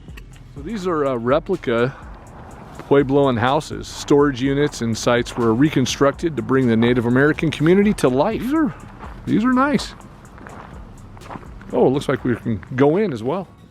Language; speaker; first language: English; native; English